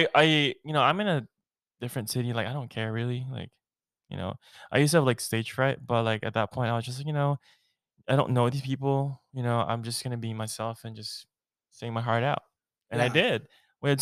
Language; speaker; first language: English; non-native, local second language; Filipino